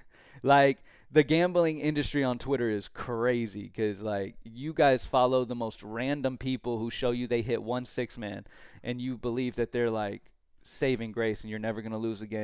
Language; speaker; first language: English; native; English